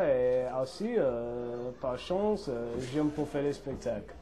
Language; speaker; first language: French; non-native, learner; English